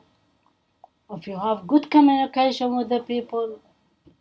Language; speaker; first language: English; non-native, learner; Arabic